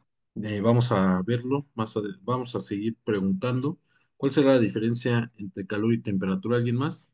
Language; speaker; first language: Spanish; native; Spanish